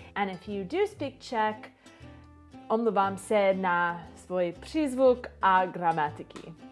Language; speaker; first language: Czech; non-native, learner; English